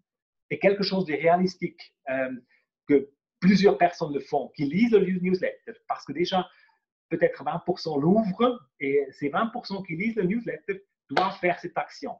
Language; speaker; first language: French; non-native, local second language; German